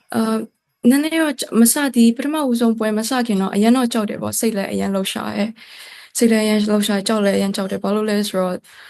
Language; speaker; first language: Burmese; non-native, local second language; Kachin